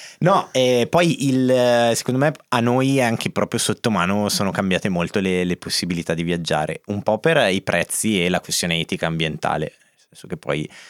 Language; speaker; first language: Italian; native; Italian